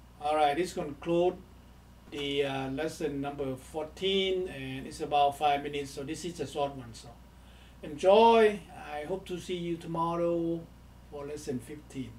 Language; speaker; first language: English; non-native, fluent; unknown